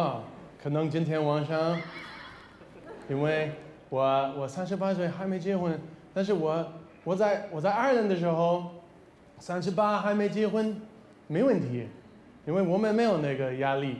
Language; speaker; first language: Chinese; non-native, learner; English